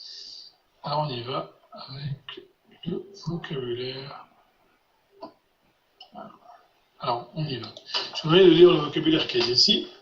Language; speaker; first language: French; non-native, fluent; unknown